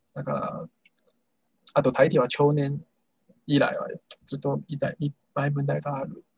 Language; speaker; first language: Japanese; non-native, learner; Chinese